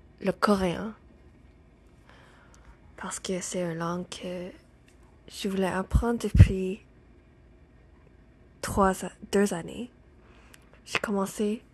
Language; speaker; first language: French; non-native, learner; English